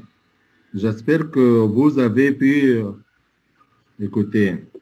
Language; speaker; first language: French; non-native, fluent; Arabic